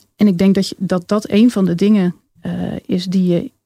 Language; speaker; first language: Dutch; native; Dutch